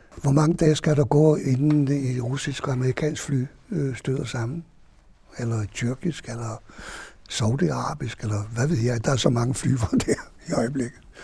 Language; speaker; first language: Danish; non-native, fluent; Hungarian